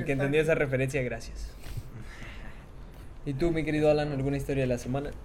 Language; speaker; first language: Spanish; native; Spanish